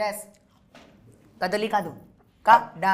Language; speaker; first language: Telugu; non-native, learner; Hindi